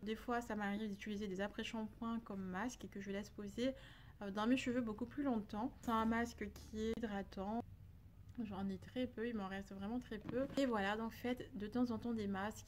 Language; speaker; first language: French; native; French